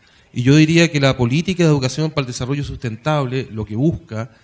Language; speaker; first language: Spanish; native; Spanish